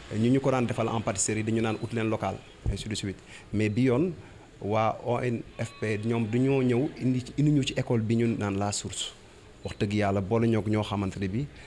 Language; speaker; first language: Wolof; native; Wolof